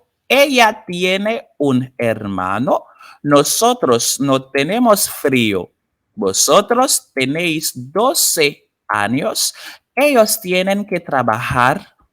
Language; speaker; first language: Spanish; non-native, fluent; Haitian Creole